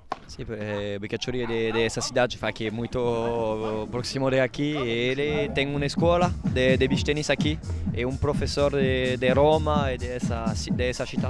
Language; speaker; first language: Portuguese; non-native, learner; Italian